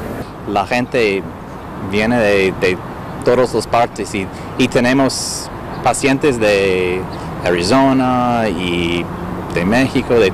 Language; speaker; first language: Spanish; non-native, learner; English